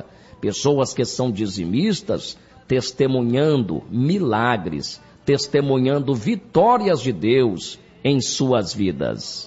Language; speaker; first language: Portuguese; native; Portuguese